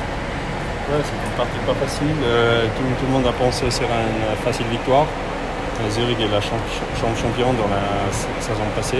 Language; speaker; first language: French; non-native, learner; German